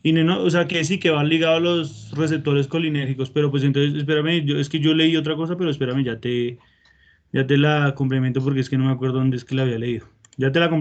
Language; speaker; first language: Spanish; native; Spanish